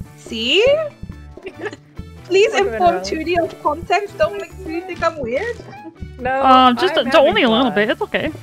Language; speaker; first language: English; native; English